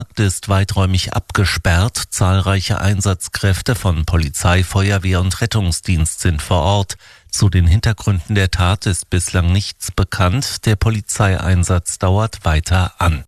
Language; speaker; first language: German; native; German